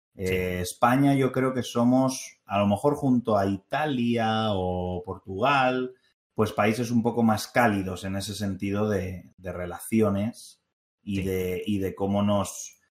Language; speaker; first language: Spanish; native; Spanish